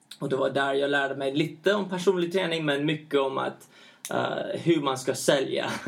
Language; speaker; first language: Swedish; early bilingual, heritage; Swedish